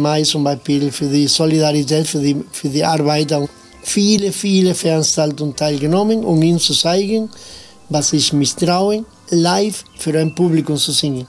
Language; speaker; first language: German; non-native, fluent; Spanish